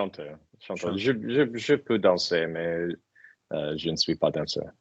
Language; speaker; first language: French; non-native, learner; English